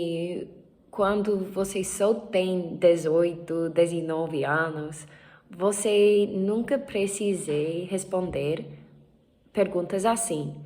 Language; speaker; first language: Portuguese; non-native, learner; English